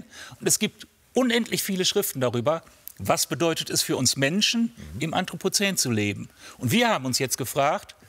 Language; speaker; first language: German; native; German